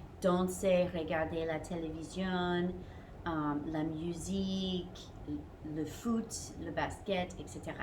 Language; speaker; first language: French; non-native, fluent; English